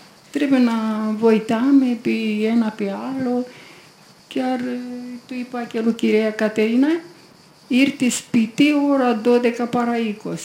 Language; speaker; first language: Greek; non-native, learner; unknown